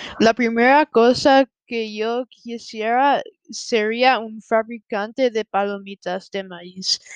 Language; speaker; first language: Spanish; non-native, learner; English